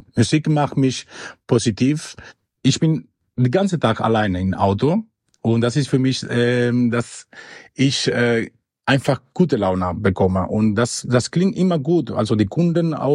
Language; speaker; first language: German; non-native, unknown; Spanish